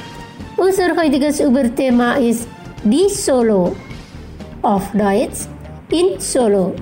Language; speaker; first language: German; non-native, fluent; Indonesian